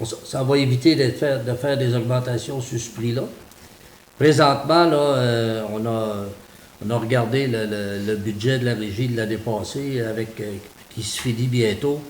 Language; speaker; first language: French; native; French